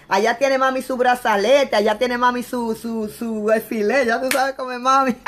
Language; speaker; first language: Spanish; native; Spanish